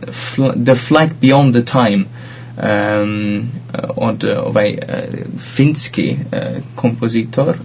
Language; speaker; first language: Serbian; non-native, learner; Dutch